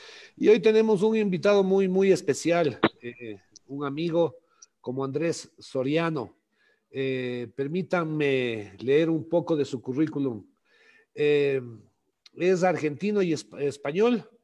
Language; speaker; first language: Spanish; native; Spanish